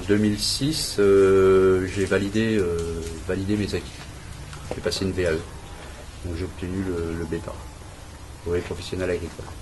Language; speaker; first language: French; native; French